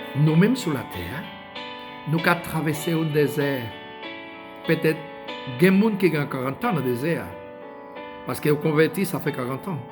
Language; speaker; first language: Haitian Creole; non-native, fluent; Spanish